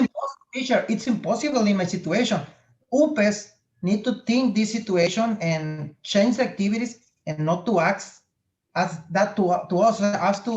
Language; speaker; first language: English; non-native, fluent; Spanish